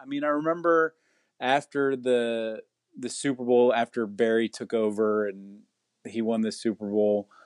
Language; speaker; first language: English; native; English